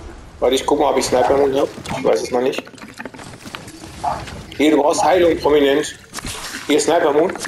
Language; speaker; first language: German; native; German